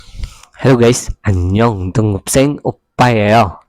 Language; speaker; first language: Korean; non-native, learner; Filipino